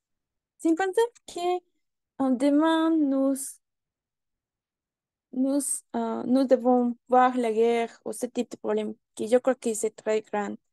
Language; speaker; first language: French; non-native, learner; Spanish